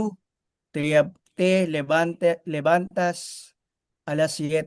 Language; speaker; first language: Spanish; non-native, learner; Filipino